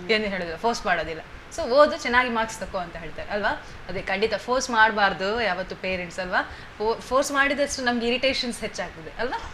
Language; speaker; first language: Kannada; non-native, local second language; Tulu